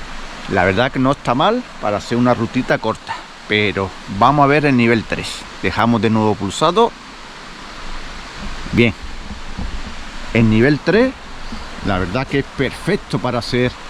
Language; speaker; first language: Spanish; native; Spanish